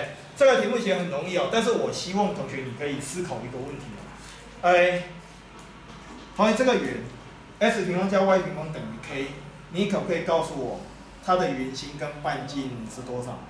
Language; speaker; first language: Chinese; native; Chinese